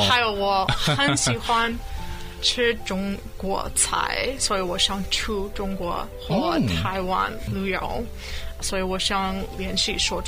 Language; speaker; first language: Chinese; non-native, learner; English